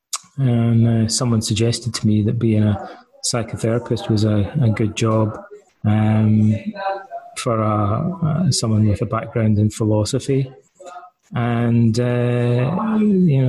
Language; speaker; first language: English; native; English